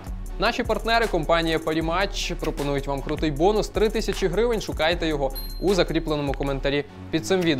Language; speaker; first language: Ukrainian; native; Ukrainian